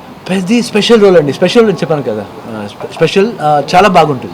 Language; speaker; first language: Telugu; non-native, learner; Kannada